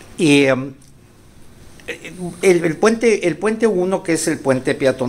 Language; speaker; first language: Spanish; native; Spanish